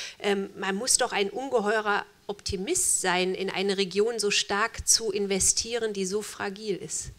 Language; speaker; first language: German; native; German